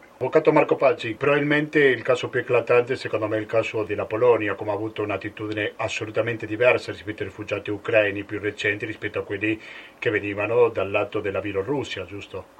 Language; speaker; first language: Italian; native; Italian